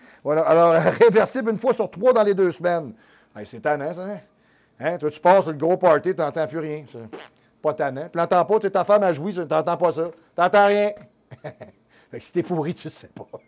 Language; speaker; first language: French; native; French